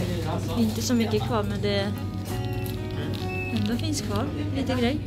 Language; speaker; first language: Swedish; non-native, learner; Japanese